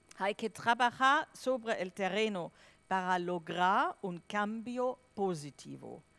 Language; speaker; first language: Spanish; non-native, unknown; German